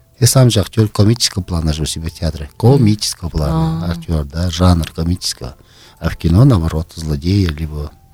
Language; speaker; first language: Russian; non-native, local second language; Tuvinian